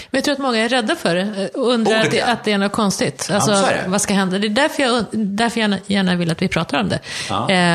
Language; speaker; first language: Swedish; native; Swedish